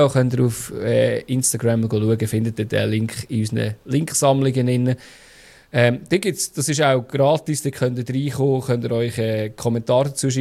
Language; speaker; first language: German; native; German